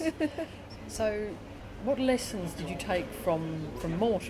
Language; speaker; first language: English; native; English